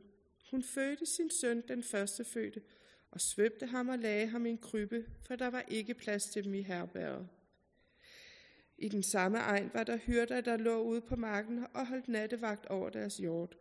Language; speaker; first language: Danish; native; Danish